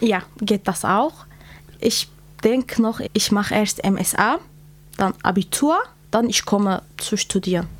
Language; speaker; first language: German; non-native, learner; Kurdish